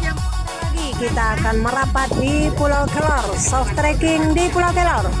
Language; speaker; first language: Indonesian; native; Indonesian